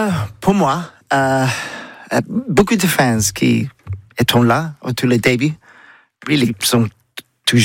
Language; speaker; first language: French; non-native, learner; English